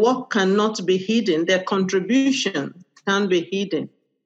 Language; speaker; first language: English; non-native, local second language; Yoruba